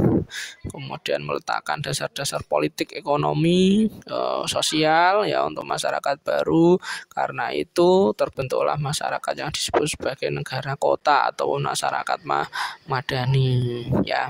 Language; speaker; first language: Indonesian; native; Indonesian